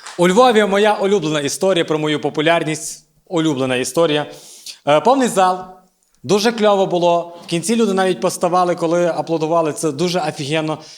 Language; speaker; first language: Ukrainian; native; Ukrainian